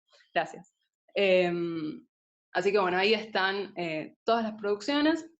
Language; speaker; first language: Spanish; native; Spanish